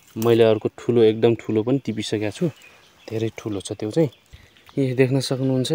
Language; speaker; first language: Nepali; non-native, local second language; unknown